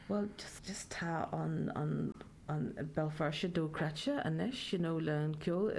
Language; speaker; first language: Irish; non-native, learner; Welsh